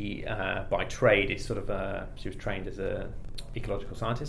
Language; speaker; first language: English; native; English